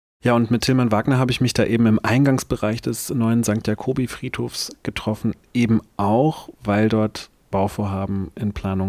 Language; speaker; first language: German; native; German